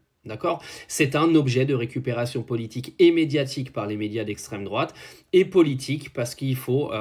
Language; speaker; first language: French; native; French